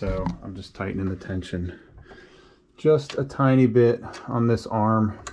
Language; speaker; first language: English; native; English